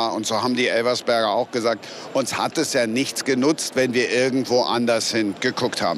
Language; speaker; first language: German; native; German